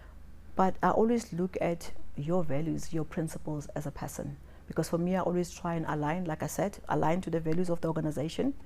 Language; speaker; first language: English; non-native, local second language; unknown